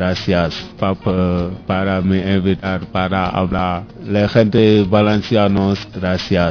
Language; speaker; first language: Spanish; non-native, learner; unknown